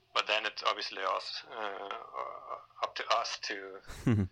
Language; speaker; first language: English; non-native, fluent; Danish